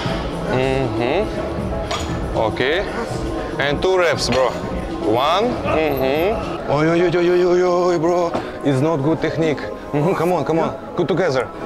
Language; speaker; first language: English; non-native, learner; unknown